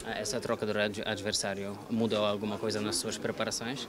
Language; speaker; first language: Portuguese; non-native, fluent; Polish